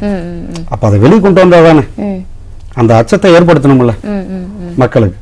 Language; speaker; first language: Tamil; native; Tamil